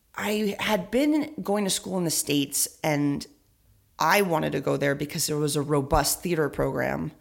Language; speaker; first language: English; early bilingual, other home language; Spanish